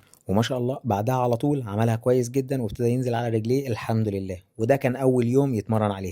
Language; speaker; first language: Arabic; native; Arabic